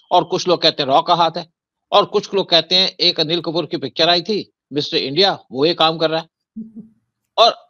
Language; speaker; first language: Hindi; native; Hindi